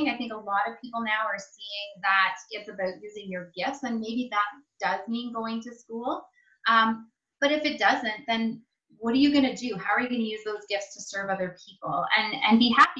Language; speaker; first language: English; native; English